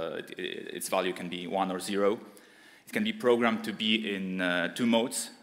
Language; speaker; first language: English; non-native, fluent; Polish